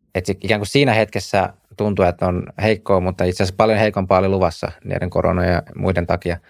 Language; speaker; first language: Finnish; native; Finnish